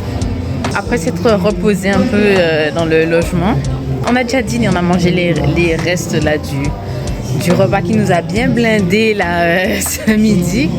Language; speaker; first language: French; native; French